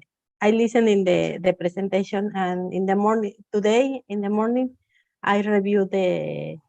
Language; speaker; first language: English; non-native, learner; Spanish